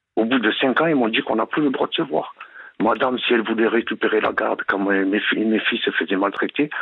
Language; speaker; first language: French; native; French